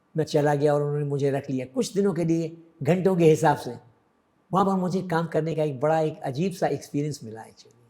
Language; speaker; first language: Hindi; early bilingual, other home language; Sindhi